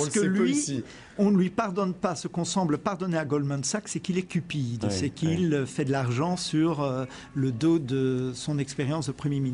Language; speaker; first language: French; native; French